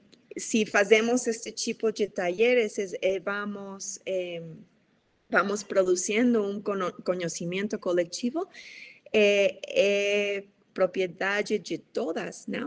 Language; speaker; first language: Portuguese; non-native, fluent; Spanish